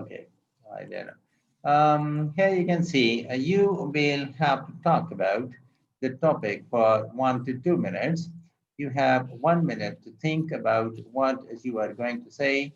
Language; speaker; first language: English; non-native, local second language; Urdu